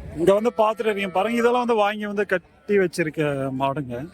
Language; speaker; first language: Tamil; native; Tamil